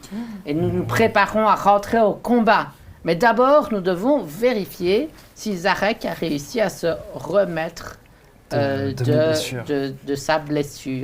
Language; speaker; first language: French; native; French